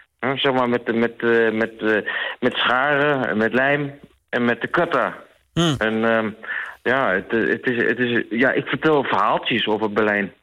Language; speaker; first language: Dutch; native; Dutch